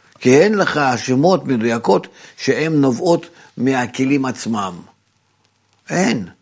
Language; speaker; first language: Hebrew; non-native, fluent; Russian